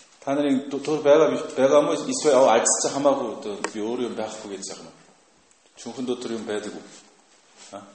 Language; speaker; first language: Mongolian; non-native, fluent; Korean